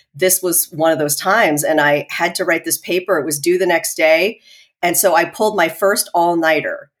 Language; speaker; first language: English; early bilingual, other home language; Chinese